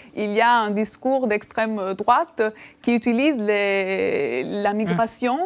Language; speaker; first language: French; non-native, fluent; Albanian